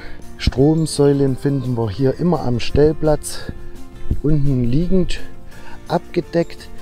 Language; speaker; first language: German; native; German